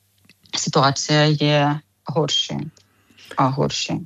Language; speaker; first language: Czech; non-native, fluent; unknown